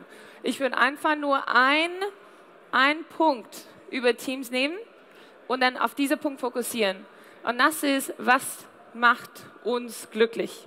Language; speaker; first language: German; non-native, fluent; English